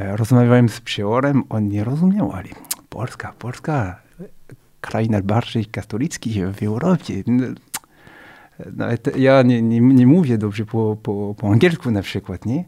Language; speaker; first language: Polish; non-native, fluent; French